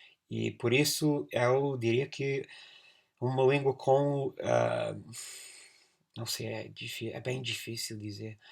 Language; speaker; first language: Portuguese; non-native, fluent; English